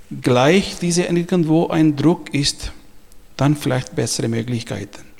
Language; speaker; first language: German; non-native, fluent; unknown